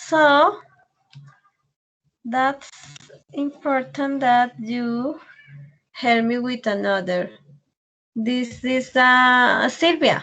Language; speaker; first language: English; non-native, learner; Spanish